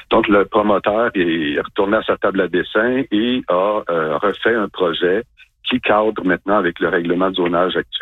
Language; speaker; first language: French; native; French